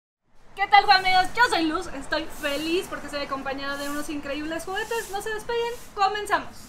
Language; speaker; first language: Spanish; native; Spanish